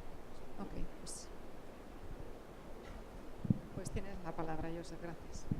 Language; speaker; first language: Spanish; native; Spanish